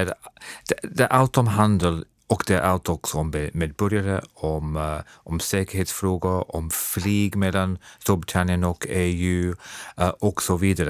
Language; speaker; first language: Swedish; non-native, fluent; English